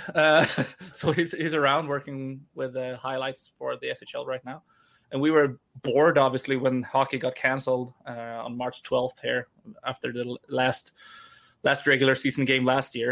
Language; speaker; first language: English; non-native, fluent; Swedish